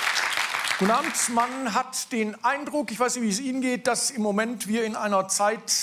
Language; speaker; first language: German; native; German